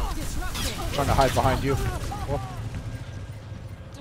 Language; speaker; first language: English; native; English